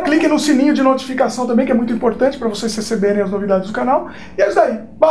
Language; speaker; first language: Portuguese; native; Portuguese